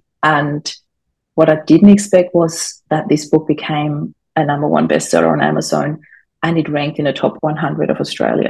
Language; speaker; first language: English; non-native, fluent; German